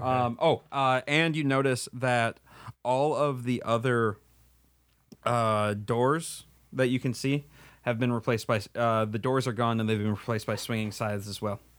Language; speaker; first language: English; native; English